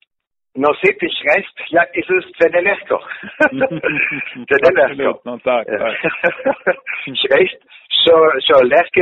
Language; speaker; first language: Ukrainian; non-native, learner; German